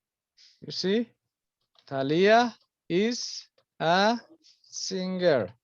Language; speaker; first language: English; non-native, fluent; Spanish